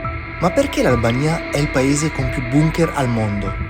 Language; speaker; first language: Italian; native; Italian